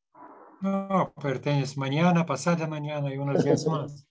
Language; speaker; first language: Spanish; non-native, fluent; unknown